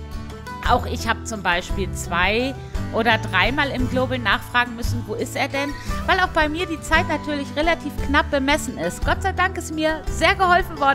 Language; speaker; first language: German; native; German